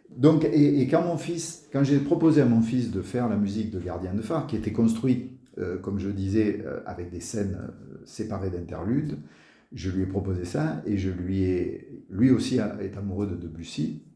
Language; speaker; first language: French; native; French